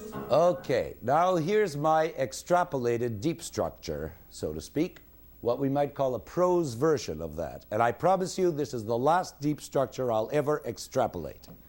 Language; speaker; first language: English; native; English